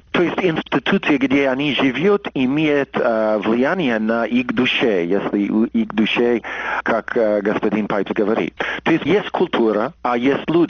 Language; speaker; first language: Russian; non-native, fluent; English